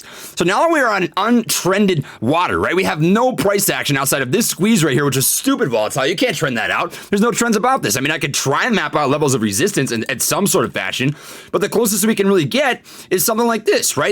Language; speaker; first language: English; native; English